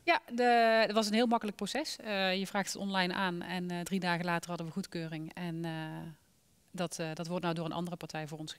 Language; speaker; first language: Dutch; native; Dutch